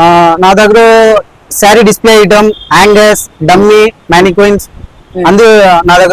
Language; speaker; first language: Telugu; non-native, learner; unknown